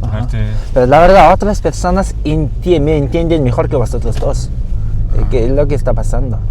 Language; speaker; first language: Spanish; early bilingual, other home language; Mongolian